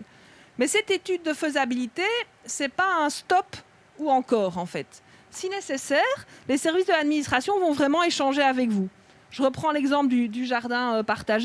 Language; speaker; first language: French; native; French